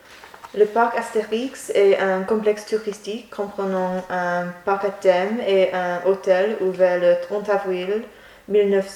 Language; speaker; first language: French; non-native, learner; English